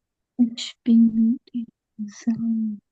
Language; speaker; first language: German; non-native, learner; Hindi